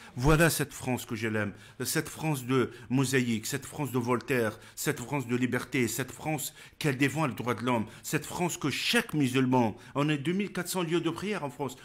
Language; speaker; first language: French; non-native, local second language; Arabic